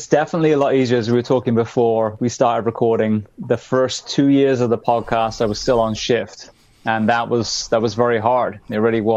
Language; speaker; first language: English; native; English